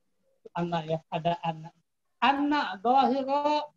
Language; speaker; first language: Arabic; non-native, learner; Indonesian